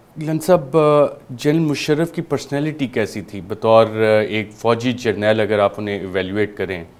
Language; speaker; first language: Urdu; native; Urdu